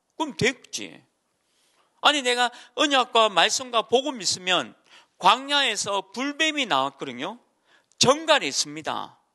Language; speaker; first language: Korean; native; Korean